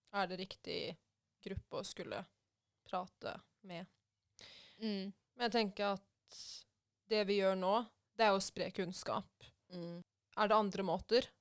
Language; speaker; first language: Norwegian; early bilingual, other home language; Persian